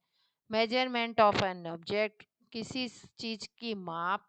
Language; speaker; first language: Hindi; native; Hindi